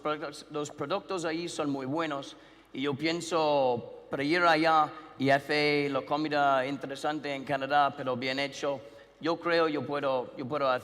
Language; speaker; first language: Spanish; non-native, learner; English